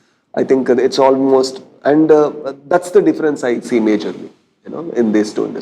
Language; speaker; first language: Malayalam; non-native, learner; Kannada